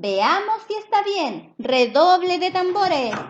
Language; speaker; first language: Spanish; native; Spanish